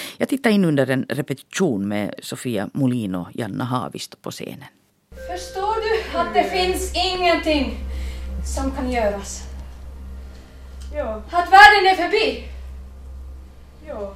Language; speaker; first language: Swedish; native; Swedish